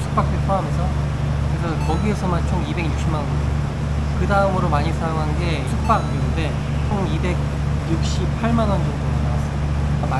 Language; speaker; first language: Korean; native; Korean